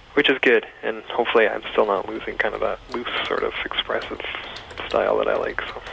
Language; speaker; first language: English; native; English